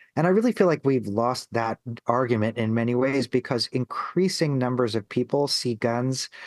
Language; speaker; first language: English; native; English